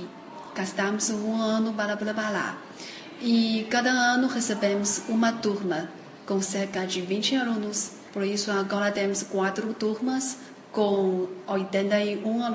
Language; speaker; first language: Portuguese; non-native, fluent; Chinese